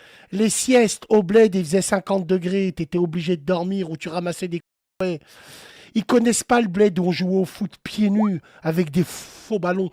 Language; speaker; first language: French; native; French